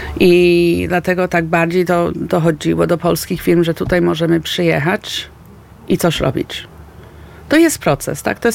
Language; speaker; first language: Polish; early bilingual, heritage; Polish